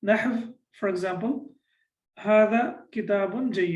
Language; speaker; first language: Arabic; non-native, fluent; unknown